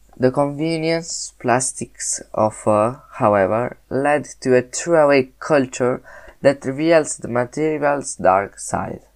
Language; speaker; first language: English; non-native, learner; Italian